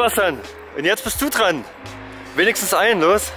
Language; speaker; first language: German; native; German